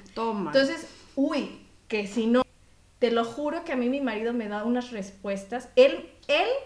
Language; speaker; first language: Spanish; native; Spanish